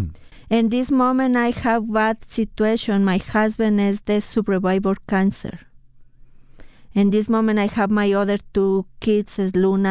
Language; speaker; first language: English; non-native, fluent; Spanish